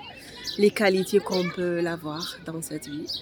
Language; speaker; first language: French; non-native, local second language; Arabic